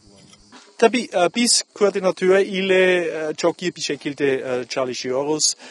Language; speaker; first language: Turkish; non-native, fluent; German